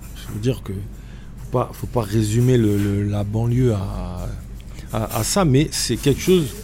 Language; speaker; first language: French; native; French